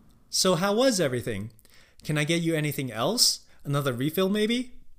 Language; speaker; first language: English; non-native, fluent; Chinese